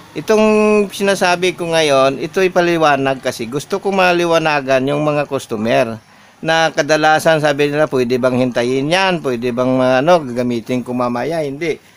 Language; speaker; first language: Filipino; non-native, local second language; Hiligaynon